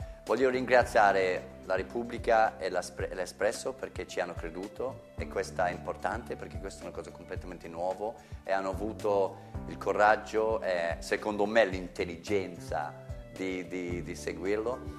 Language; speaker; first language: Italian; non-native, fluent; English